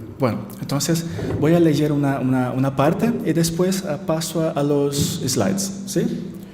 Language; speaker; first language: Spanish; non-native, learner; Portuguese